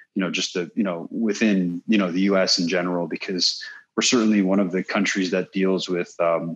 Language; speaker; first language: English; native; English